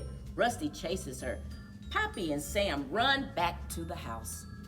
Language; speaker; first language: English; native; English